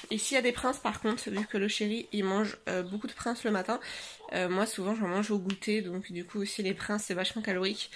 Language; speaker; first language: French; native; French